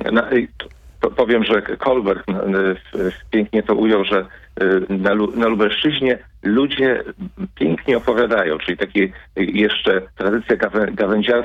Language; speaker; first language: Polish; native; Polish